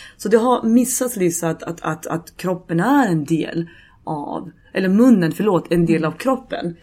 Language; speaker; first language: Swedish; early bilingual, other home language; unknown